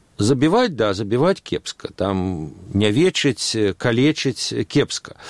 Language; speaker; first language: Belarusian; non-native, local second language; Russian